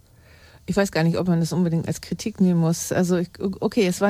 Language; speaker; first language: German; native; German